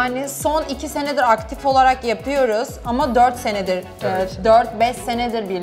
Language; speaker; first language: Turkish; native; Turkish